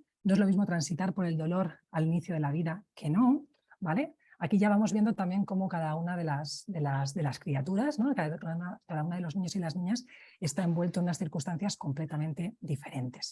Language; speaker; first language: Spanish; native; Spanish